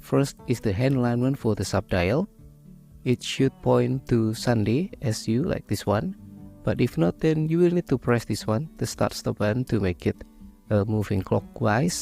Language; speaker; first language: English; non-native, fluent; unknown